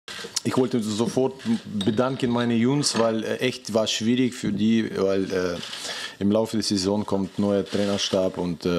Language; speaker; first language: German; non-native, fluent; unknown